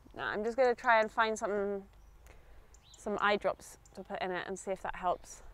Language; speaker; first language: English; native; English